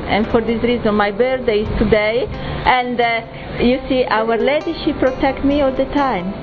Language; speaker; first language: English; non-native, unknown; Italian